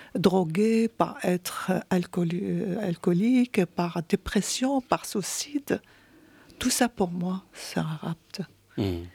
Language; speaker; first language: French; non-native, fluent; Arabic